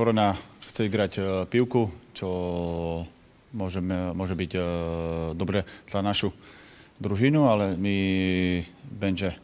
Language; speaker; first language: Polish; non-native, learner; Slovak